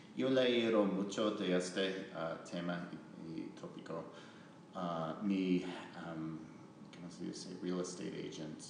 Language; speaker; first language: Spanish; non-native, learner; English